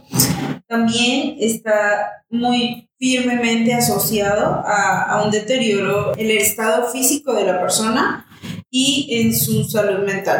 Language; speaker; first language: Spanish; native; Spanish